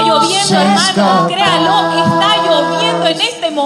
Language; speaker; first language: Spanish; native; Spanish